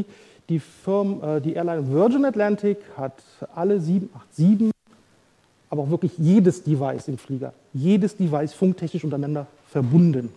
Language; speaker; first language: German; native; German